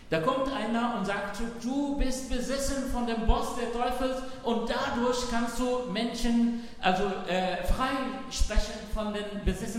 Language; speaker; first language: German; non-native, fluent; Arabic